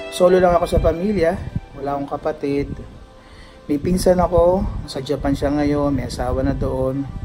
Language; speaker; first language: Filipino; native; Filipino